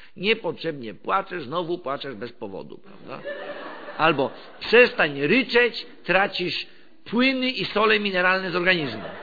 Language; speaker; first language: Polish; native; Polish